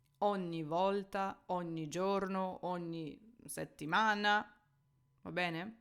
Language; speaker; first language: Italian; non-native, fluent; Ukrainian